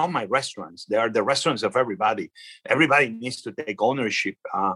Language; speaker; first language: English; non-native, fluent; Spanish